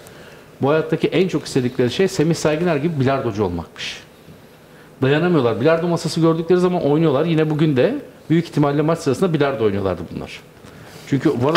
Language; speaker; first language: Turkish; native; Turkish